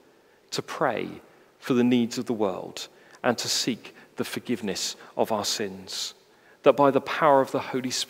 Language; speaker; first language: English; native; English